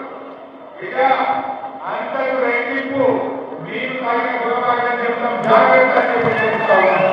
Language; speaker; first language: Telugu; native; Telugu